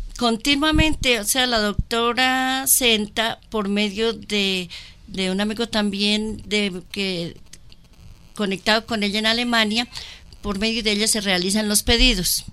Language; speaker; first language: Spanish; native; Spanish